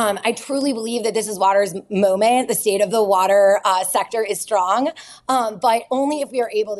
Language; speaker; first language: English; native; English